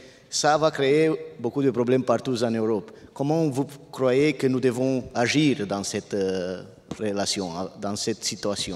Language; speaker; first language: French; non-native, fluent; Romanian